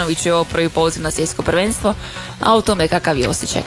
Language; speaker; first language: Serbian; native; Serbian